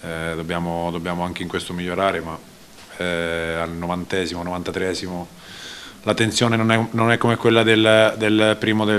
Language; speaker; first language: Italian; native; Italian